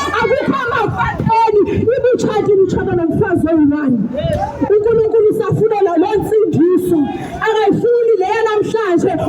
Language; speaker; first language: Zulu; non-native, local second language; Xhosa